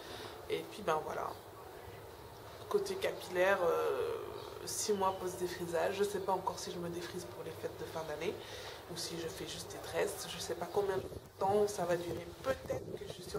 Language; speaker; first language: French; non-native, local second language; Wolof